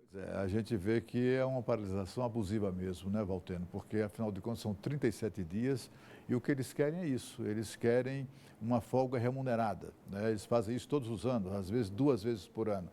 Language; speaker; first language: Portuguese; native; Portuguese